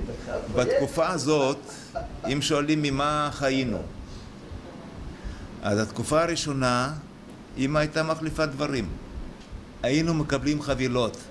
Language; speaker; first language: Hebrew; early bilingual, other home language; Yiddish